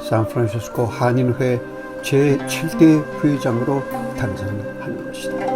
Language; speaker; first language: Korean; native; Korean